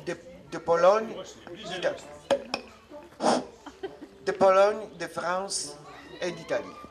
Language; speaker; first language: French; non-native, learner; Polish